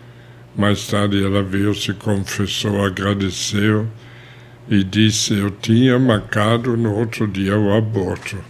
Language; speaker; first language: Portuguese; non-native, fluent; German